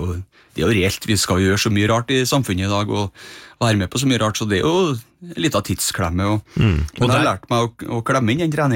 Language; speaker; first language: Norwegian; native; Norwegian